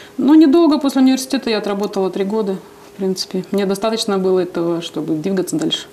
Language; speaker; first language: Russian; native; Russian